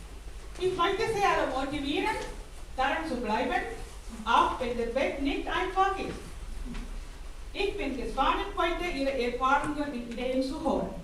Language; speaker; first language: German; non-native, fluent; Tamil